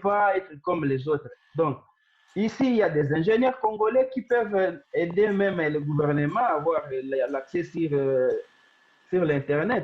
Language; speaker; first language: French; non-native, local second language; Swahili